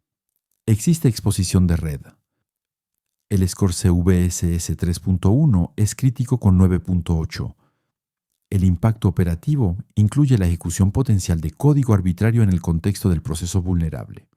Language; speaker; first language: Spanish; non-native, fluent; French